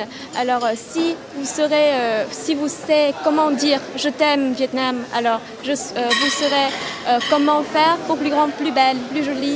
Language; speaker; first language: French; non-native, fluent; Vietnamese